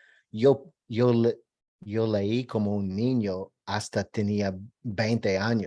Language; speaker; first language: Spanish; non-native, learner; English